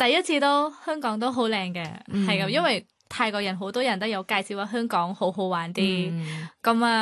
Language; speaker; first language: Cantonese; non-native, fluent; Thai